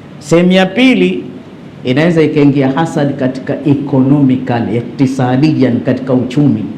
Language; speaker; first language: Swahili; native; Swahili